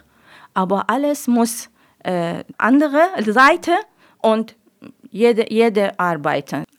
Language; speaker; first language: German; non-native, learner; Persian